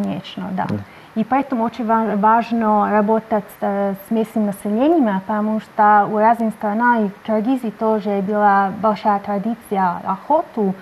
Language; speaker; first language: Russian; non-native, learner; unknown